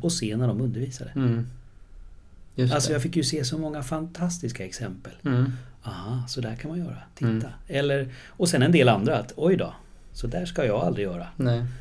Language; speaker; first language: Swedish; native; Swedish